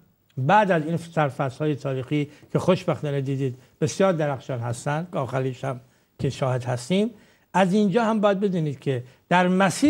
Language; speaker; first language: Persian; native; Persian